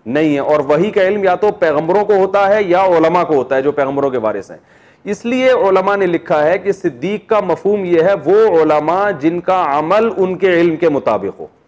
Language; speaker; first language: Urdu; native; Urdu